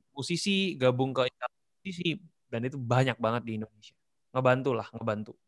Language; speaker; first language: Indonesian; native; Indonesian